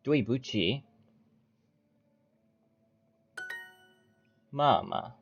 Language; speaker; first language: Chinese; non-native, learner; English